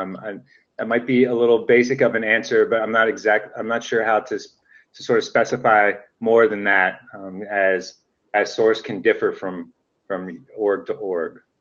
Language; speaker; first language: English; native; English